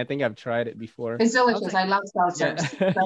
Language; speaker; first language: English; native; English